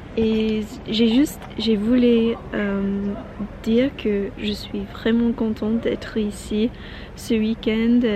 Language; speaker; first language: French; non-native, learner; English